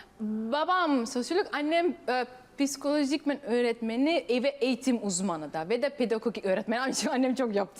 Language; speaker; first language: Turkish; early bilingual, heritage; Turkish